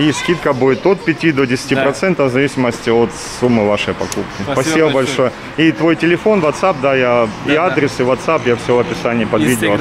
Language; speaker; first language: Russian; native; Russian